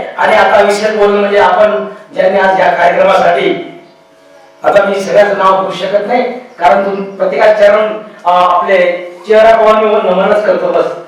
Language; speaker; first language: Marathi; non-native, local second language; Lambadi